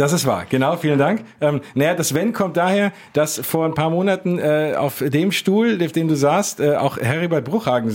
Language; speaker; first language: German; native; German